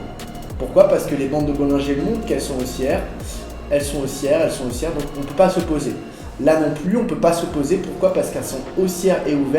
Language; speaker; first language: French; native; French